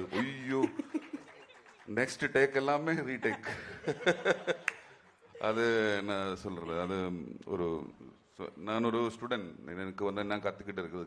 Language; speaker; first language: Tamil; non-native, learner; Malayalam